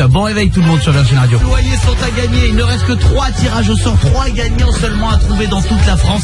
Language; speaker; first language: French; native; French